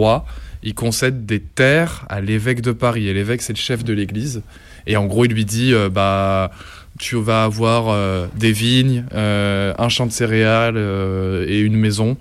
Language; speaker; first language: French; native; French